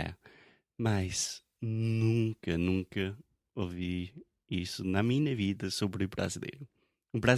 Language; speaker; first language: Portuguese; non-native, fluent; English